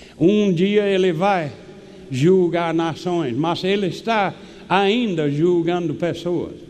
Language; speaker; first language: Portuguese; non-native, fluent; English